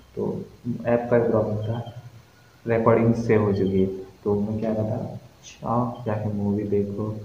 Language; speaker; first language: Hindi; non-native, local second language; Marathi